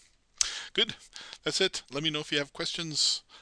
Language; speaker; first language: English; native; English